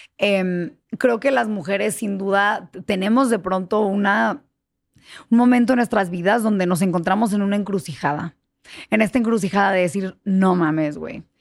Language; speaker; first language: Spanish; early bilingual, heritage; Spanish